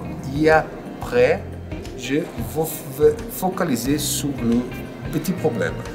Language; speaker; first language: French; non-native, fluent; Portuguese